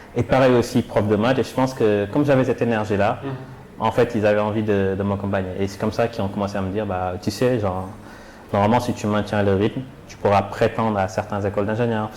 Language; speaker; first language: French; non-native, local second language; Wolof